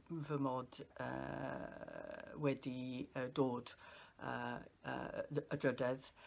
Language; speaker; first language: Welsh; non-native, learner; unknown